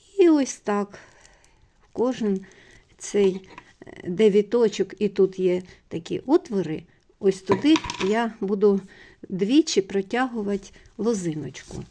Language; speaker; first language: Ukrainian; non-native, local second language; Russian